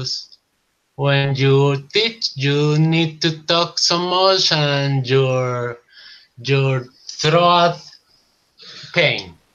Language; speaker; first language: English; non-native, learner; Spanish